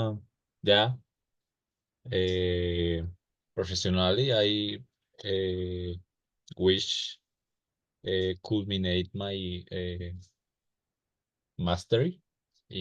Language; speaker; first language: English; non-native, learner; Spanish